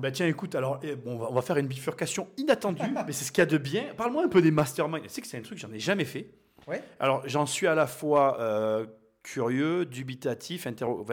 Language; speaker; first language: French; native; French